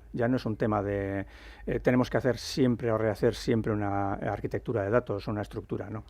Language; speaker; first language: Spanish; native; Spanish